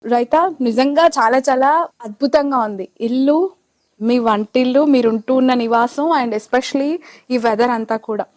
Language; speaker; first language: Telugu; native; Telugu